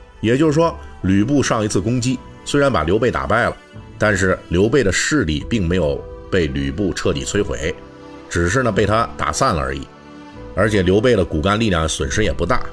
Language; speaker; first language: Chinese; native; Chinese